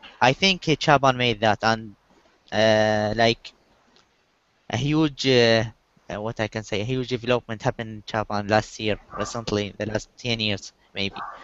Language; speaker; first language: English; non-native, learner; Arabic